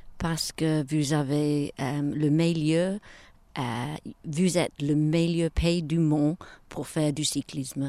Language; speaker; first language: French; non-native, learner; English